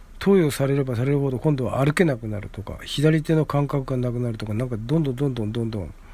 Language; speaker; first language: Japanese; native; Japanese